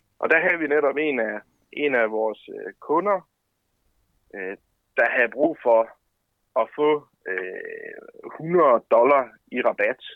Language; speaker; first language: Danish; native; Danish